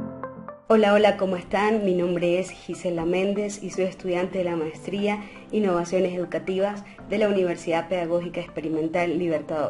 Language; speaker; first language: Spanish; native; Spanish